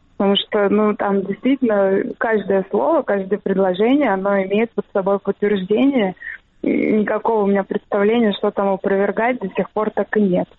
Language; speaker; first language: Russian; native; Russian